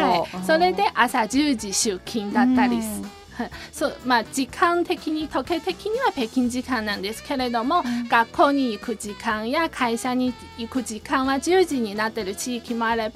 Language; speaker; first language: Japanese; non-native, fluent; Chinese